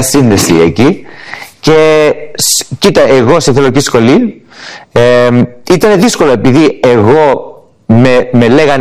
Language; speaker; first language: Greek; early bilingual, heritage; English